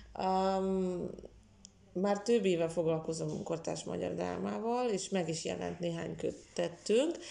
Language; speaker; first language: Hungarian; non-native, fluent; Russian